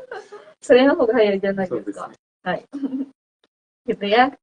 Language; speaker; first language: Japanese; non-native, learner; Indonesian